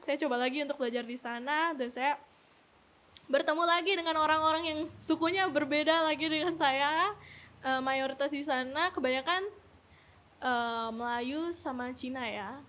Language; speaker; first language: Indonesian; native; Indonesian